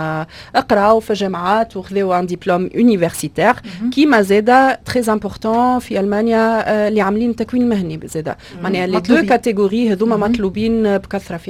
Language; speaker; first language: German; non-native, local second language; Arabic